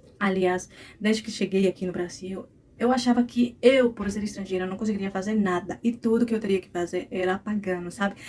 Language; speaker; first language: Portuguese; non-native, fluent; Spanish